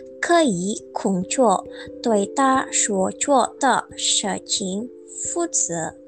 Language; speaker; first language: Chinese; non-native, learner; Indonesian